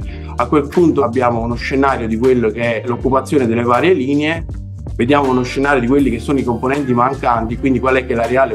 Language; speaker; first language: Italian; native; Italian